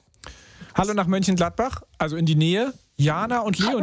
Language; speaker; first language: German; native; German